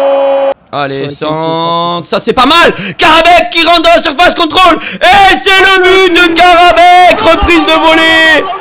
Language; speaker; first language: French; native; French